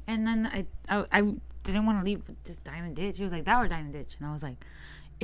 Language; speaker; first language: English; early bilingual, other home language; Spanish